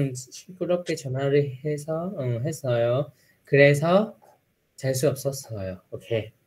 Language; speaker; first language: Korean; non-native, fluent; Vietnamese